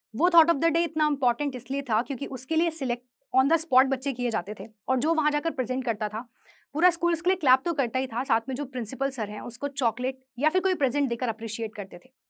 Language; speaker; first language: Hindi; native; Hindi